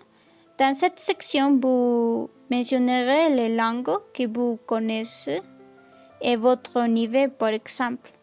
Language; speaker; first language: French; non-native, learner; Spanish